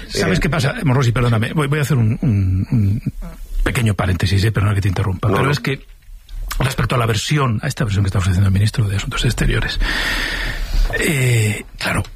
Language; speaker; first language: Spanish; native; Spanish